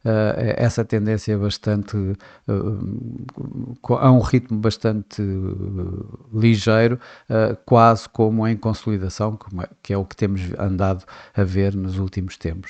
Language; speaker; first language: Portuguese; native; Portuguese